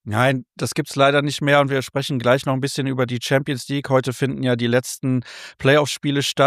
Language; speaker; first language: German; native; German